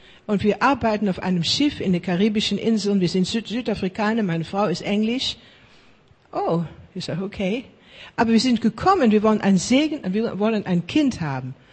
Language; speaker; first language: German; non-native, fluent; Afrikaans